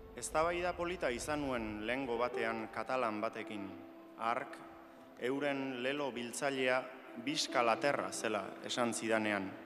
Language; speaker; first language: Basque; native; Basque